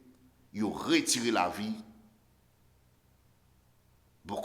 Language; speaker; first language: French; non-native, local second language; Haitian Creole